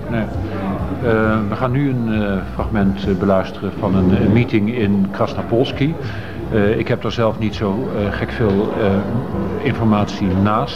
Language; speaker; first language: Dutch; native; Dutch